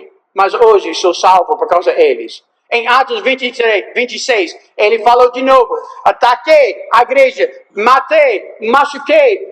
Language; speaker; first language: Portuguese; non-native, fluent; English